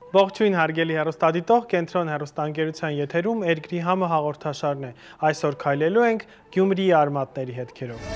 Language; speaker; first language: Armenian; native; Armenian